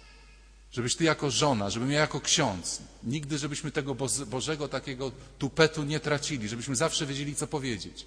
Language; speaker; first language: Polish; native; Polish